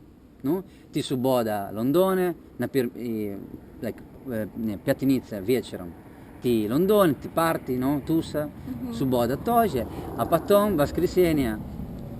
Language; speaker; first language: Russian; non-native, learner; Italian